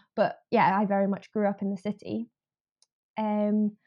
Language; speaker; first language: English; native; English